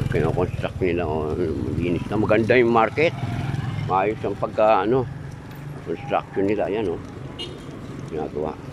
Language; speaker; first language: Filipino; non-native, local second language; Waray